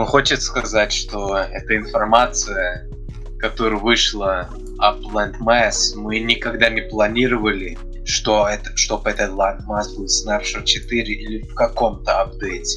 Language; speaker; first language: Russian; early bilingual, heritage; Russian